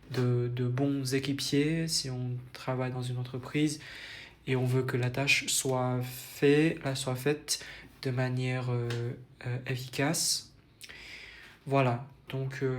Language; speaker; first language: French; non-native, fluent; Vietnamese